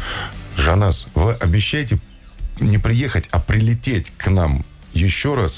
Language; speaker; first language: Russian; native; Russian